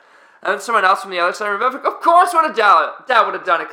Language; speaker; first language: English; native; English